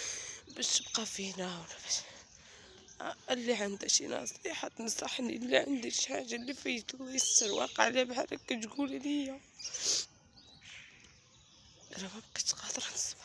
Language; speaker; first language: Arabic; native; Arabic